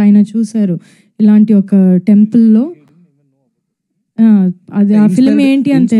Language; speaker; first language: Telugu; non-native, fluent; Tamil